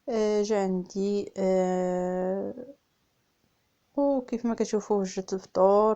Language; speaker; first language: Arabic; native; Arabic